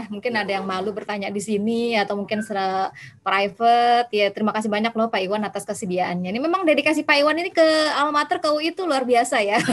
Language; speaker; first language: Indonesian; native; Indonesian